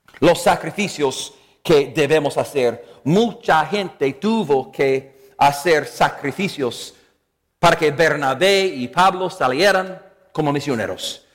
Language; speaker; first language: Spanish; non-native, fluent; English